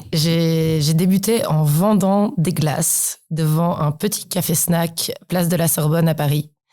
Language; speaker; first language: French; early bilingual, other home language; Polish